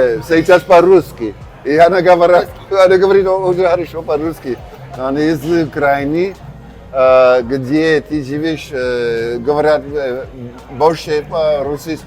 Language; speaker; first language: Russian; non-native, fluent; English